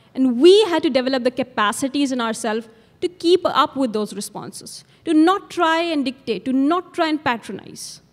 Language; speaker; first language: English; non-native, local second language; Urdu